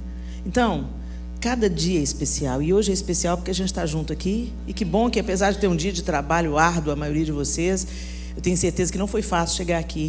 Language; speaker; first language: Portuguese; native; Portuguese